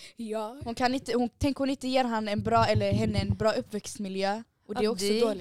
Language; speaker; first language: Swedish; early bilingual, other home language; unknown